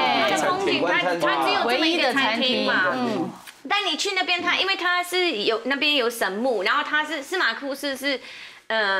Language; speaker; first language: Chinese; non-native, fluent; Thai